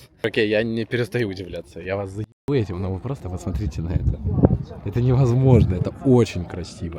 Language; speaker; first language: Russian; native; Russian